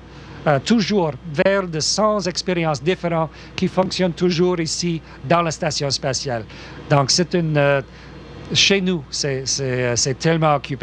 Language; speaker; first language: French; non-native, local second language; English